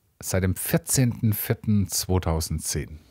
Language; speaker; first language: German; native; German